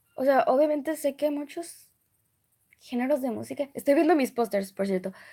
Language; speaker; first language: Spanish; early bilingual, other home language; English